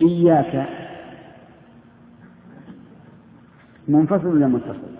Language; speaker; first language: Arabic; native; Arabic